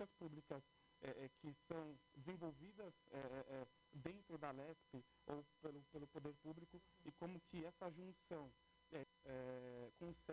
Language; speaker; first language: Portuguese; native; Portuguese